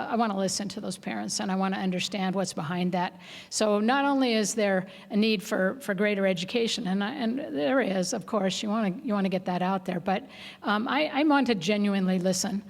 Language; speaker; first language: English; native; English